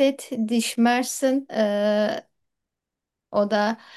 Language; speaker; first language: German; non-native, learner; Turkish